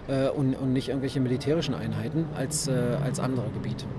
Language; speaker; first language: German; native; German